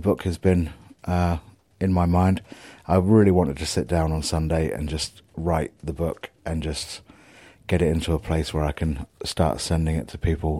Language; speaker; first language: English; native; English